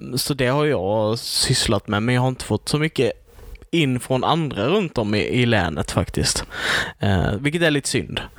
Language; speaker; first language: Swedish; native; Swedish